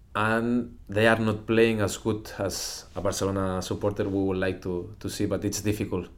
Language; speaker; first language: English; non-native, fluent; Spanish